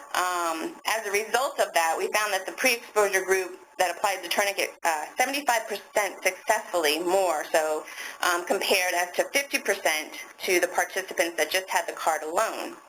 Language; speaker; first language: English; native; English